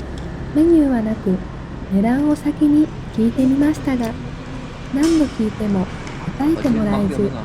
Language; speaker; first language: Japanese; non-native, fluent; Vietnamese